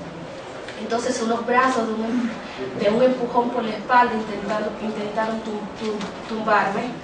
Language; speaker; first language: Spanish; native; Spanish